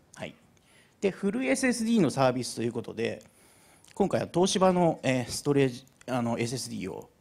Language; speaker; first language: Japanese; native; Japanese